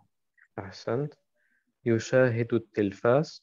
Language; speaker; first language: Arabic; non-native, fluent; German